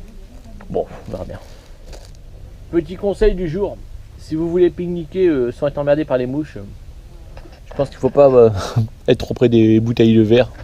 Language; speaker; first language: French; native; French